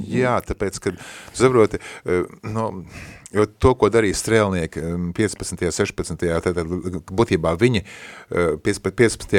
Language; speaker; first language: Latvian; native; Latvian